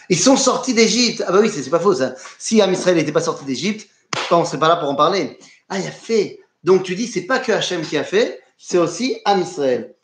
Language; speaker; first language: French; native; French